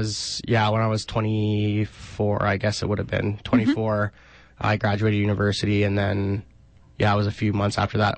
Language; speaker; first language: English; native; English